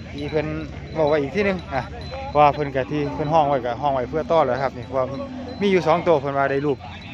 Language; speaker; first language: Thai; native; Thai